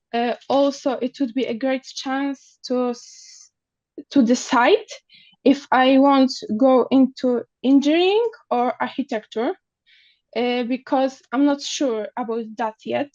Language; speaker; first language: English; non-native, learner; Polish